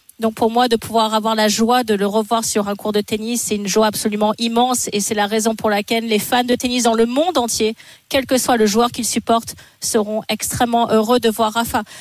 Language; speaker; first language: French; native; French